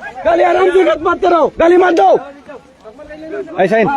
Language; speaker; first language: Hindi; non-native, learner; Bangla